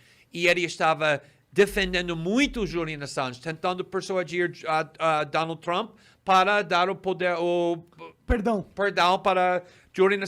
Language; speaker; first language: Portuguese; non-native, fluent; English